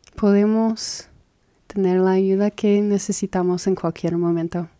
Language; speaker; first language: Spanish; non-native, fluent; English